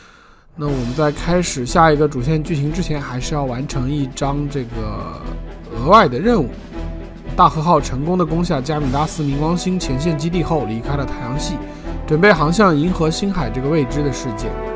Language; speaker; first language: Chinese; native; Chinese